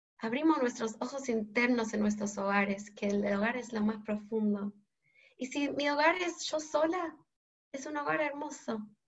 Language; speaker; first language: Spanish; non-native, fluent; English